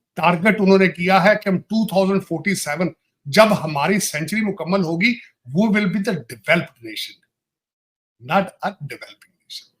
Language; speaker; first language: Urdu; non-native, local second language; Punjabi